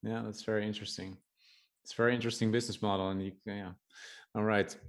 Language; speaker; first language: English; non-native, fluent; Dutch